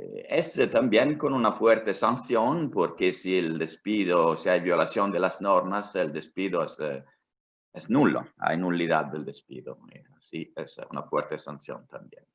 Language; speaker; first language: Spanish; non-native, fluent; Italian